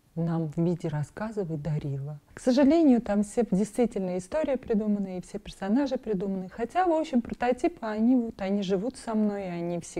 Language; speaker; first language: Russian; non-native, local second language; Armenian